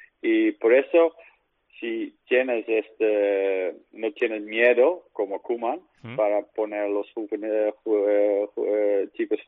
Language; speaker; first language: Spanish; non-native, learner; Dutch